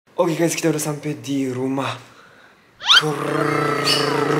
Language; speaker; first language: Indonesian; non-native, learner; Japanese